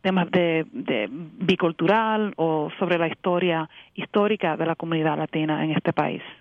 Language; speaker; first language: Spanish; early bilingual, heritage; Spanish